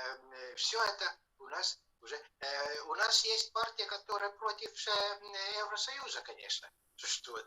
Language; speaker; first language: Russian; non-native, fluent; Estonian